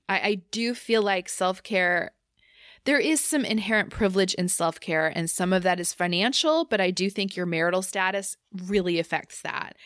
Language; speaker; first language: English; native; English